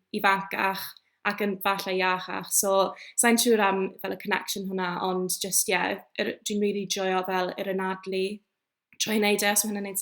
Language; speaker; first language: Welsh; non-native, local second language; English